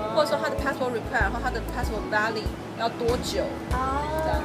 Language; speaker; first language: Chinese; native; Chinese